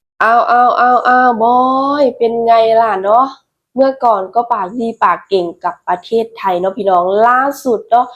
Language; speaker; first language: Thai; non-native, local second language; Lao